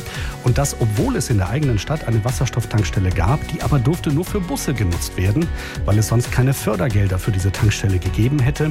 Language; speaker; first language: German; native; German